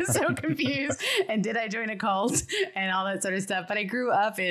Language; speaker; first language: English; native; English